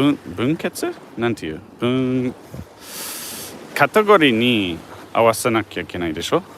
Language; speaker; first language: Japanese; non-native, fluent; English